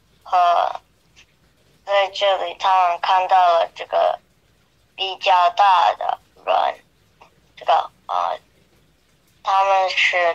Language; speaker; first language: Chinese; non-native, learner; English